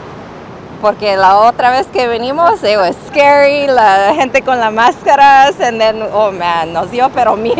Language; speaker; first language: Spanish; early bilingual, heritage; Spanish